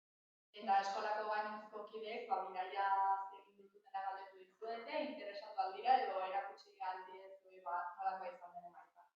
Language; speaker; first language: Basque; native; Basque